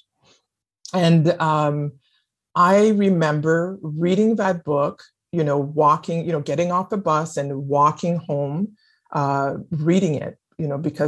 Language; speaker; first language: English; non-native, fluent; French